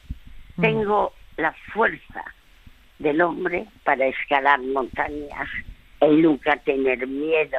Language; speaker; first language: Spanish; non-native, fluent; French